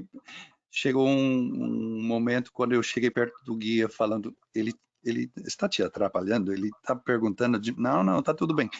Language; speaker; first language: Portuguese; non-native, fluent; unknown